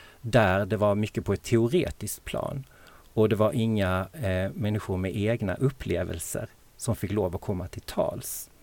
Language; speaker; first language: Swedish; native; Swedish